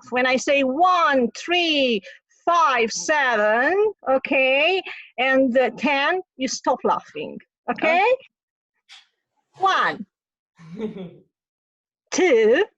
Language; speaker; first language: English; non-native, fluent; Romanian